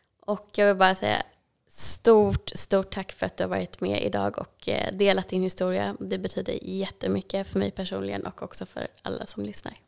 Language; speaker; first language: Swedish; native; Swedish